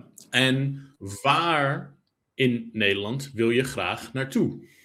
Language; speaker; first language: Dutch; native; Dutch